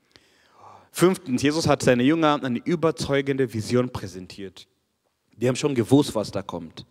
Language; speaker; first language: German; non-native, fluent; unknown